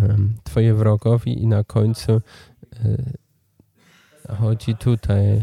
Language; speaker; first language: Polish; non-native, learner; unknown